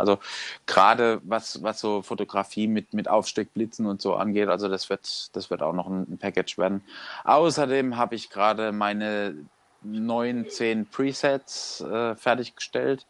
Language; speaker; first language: German; native; German